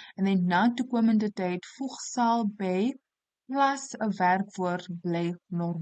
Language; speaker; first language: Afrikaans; non-native, local second language; English